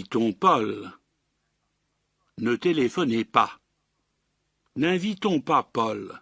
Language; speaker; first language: French; native; French